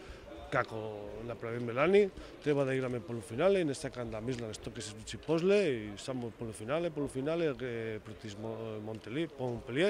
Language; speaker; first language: Macedonian; non-native, learner; Spanish